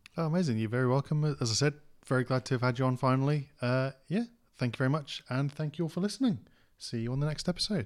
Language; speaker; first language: English; native; English